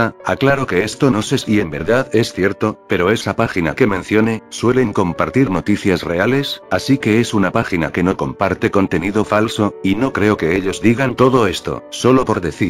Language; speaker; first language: Spanish; native; Spanish